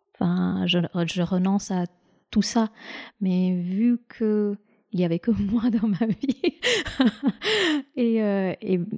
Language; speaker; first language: French; non-native, fluent; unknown